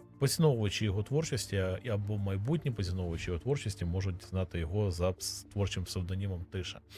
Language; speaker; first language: Ukrainian; native; Ukrainian